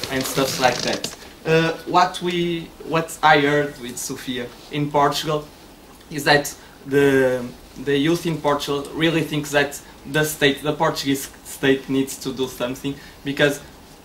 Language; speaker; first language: English; non-native, learner; Portuguese